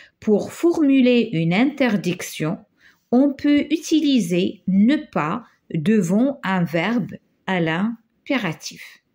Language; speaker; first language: French; non-native, local second language; Arabic